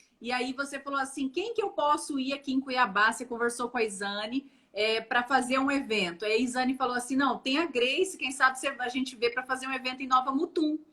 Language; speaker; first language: Portuguese; native; Portuguese